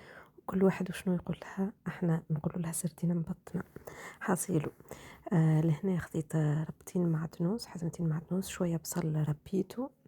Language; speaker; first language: Arabic; native; Arabic